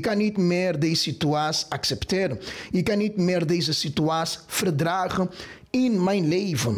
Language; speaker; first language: Dutch; non-native, fluent; Portuguese